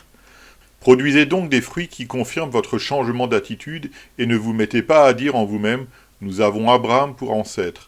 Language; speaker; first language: French; native; French